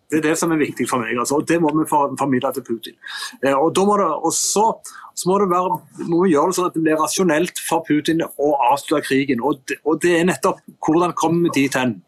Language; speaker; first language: Norwegian; native; Norwegian